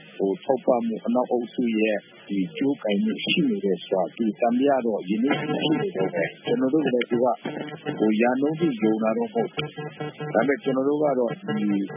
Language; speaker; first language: Burmese; non-native, local second language; Kachin